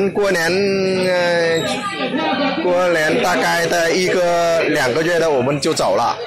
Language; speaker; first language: Chinese; non-native, fluent; Vietnamese